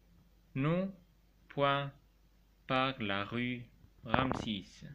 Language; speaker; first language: French; non-native, fluent; Arabic